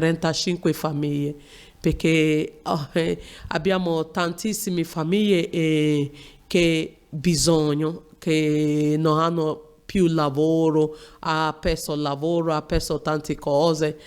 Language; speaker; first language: Italian; non-native, learner; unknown